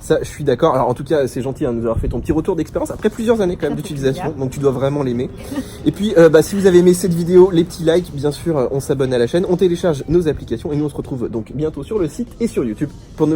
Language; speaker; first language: French; native; French